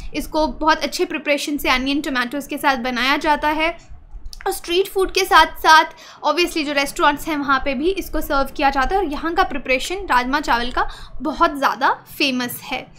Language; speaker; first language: Hindi; native; Hindi